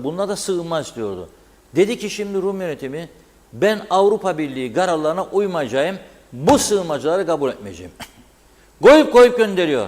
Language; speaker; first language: Turkish; native; Turkish